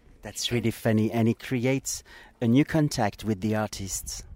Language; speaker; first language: English; non-native, fluent; French